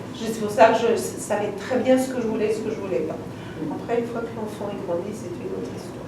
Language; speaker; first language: French; native; French